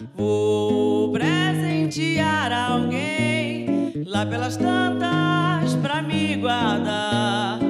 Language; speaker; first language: Portuguese; native; Portuguese